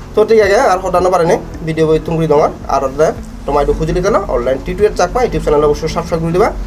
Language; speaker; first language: Bangla; non-native, local second language; Chakma